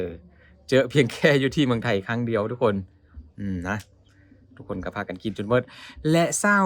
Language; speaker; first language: Thai; non-native, local second language; Northeastern Thai